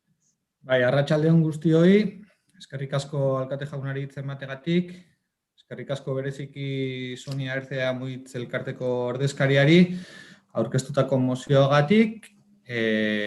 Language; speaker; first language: Basque; native; Basque